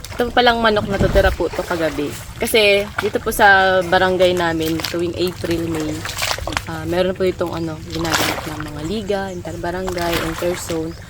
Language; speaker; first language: Filipino; non-native, local second language; Bikol